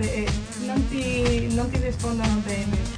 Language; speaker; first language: Italian; non-native, learner; Spanish